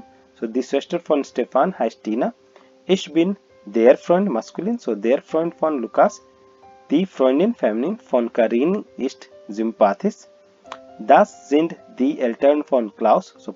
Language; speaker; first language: German; non-native, learner; Hindi